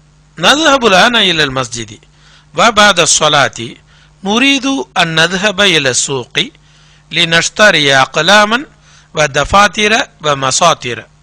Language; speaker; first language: Arabic; non-native, fluent; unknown